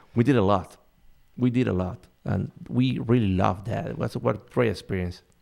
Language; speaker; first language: English; non-native, learner; Spanish